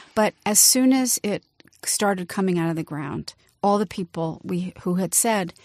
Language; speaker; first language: English; native; English